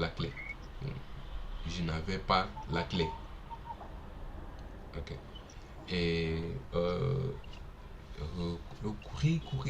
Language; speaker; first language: French; non-native, learner; Portuguese